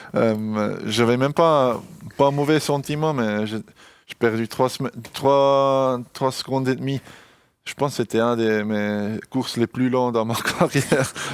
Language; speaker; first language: French; non-native, local second language; German